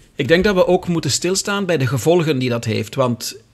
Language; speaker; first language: Dutch; native; Dutch